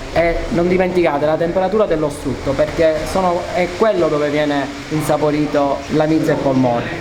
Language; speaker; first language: Italian; native; Italian